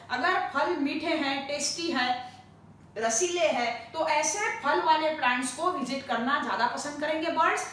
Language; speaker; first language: Hindi; non-native, local second language; Marathi